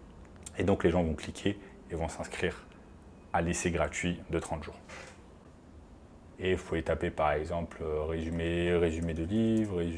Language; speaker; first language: French; native; French